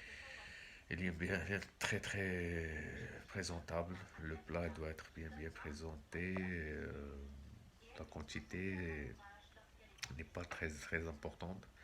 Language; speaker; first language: French; non-native, local second language; Arabic